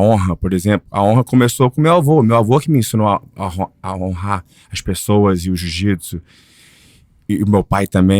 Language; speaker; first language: Portuguese; early bilingual, heritage; Portuguese